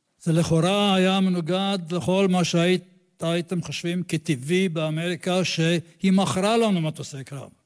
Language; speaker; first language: Hebrew; non-native, fluent; English